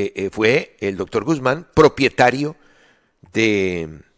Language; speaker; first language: Spanish; native; Spanish